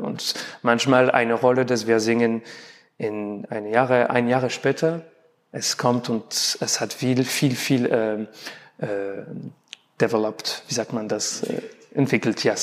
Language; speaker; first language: German; non-native, learner; French